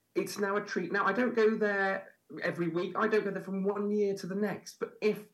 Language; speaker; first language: English; native; English